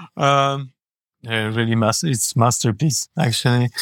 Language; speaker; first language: English; non-native, learner; Polish